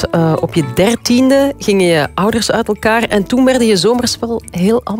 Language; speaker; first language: Dutch; native; Dutch